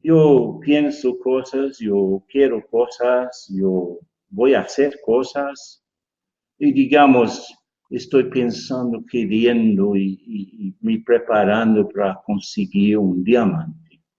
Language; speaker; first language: Spanish; non-native, fluent; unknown